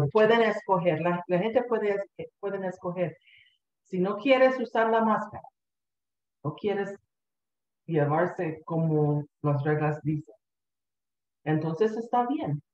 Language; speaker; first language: Spanish; early bilingual, heritage; Spanish